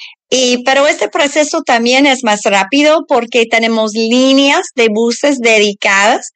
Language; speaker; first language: Spanish; early bilingual, other home language; English